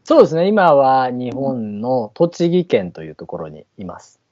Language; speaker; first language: Japanese; native; Japanese